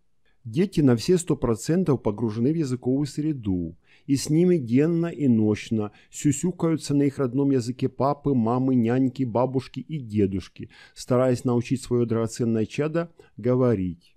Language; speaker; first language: Russian; native; Russian